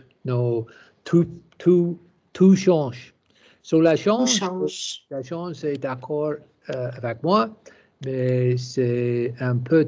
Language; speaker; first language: French; non-native, learner; English